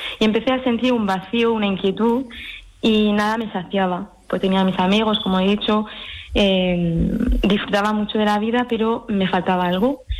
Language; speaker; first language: Spanish; early bilingual, heritage; French